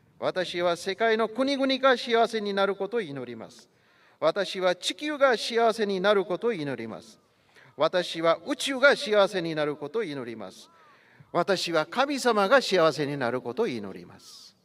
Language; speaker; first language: Japanese; non-native, fluent; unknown